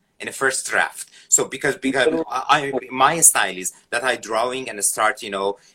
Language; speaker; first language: English; non-native, fluent; Persian